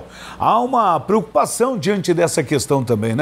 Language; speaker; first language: Portuguese; native; Portuguese